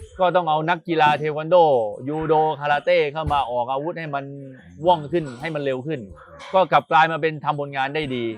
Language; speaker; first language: Thai; native; Thai